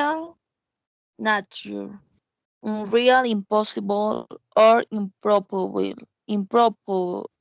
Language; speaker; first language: English; non-native, learner; Spanish